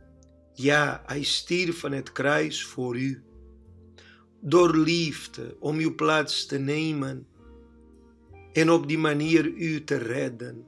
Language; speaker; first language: Dutch; non-native, learner; Portuguese